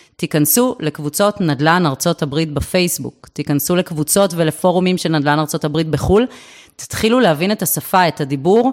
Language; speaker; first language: Hebrew; native; Hebrew